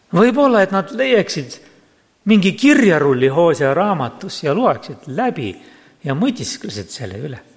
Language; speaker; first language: Estonian; non-native, local second language; Russian